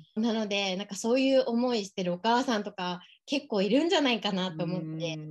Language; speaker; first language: Japanese; early bilingual, other home language; English